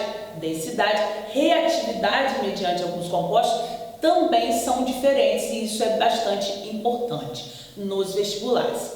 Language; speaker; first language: Portuguese; native; Portuguese